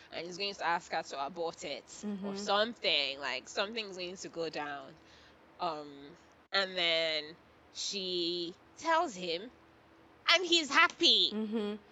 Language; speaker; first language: English; non-native, local second language; Yoruba